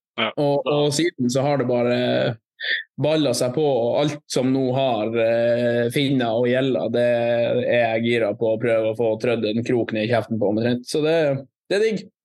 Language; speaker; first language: Norwegian; native; Norwegian